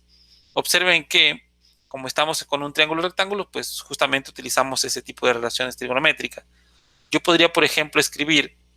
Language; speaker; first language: Spanish; native; Spanish